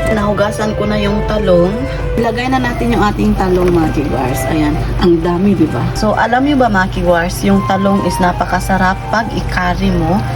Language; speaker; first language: Filipino; non-native, local second language; Cebuano